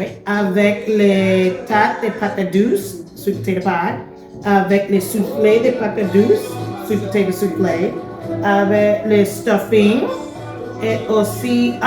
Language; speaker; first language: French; non-native, learner; English